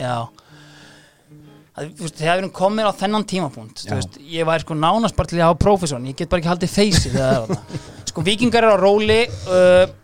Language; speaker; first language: Icelandic; native; Icelandic